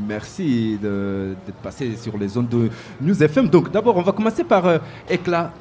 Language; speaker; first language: French; native; French